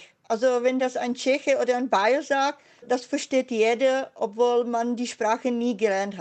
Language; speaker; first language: German; non-native, fluent; Czech